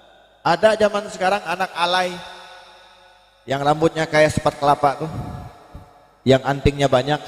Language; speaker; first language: Indonesian; native; Indonesian